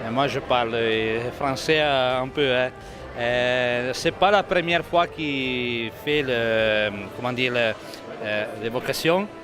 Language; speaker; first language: French; non-native, learner; Italian